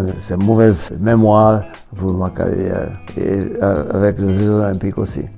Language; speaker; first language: French; non-native, fluent; Hungarian